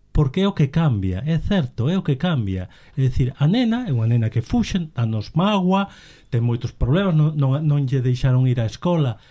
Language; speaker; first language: Galician; native; Galician